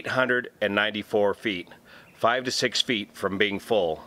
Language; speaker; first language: English; native; English